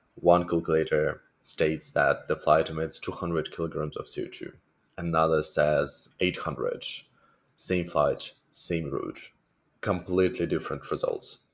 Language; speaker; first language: English; non-native, fluent; Russian